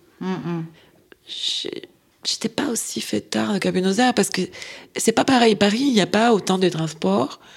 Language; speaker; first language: French; non-native, fluent; Spanish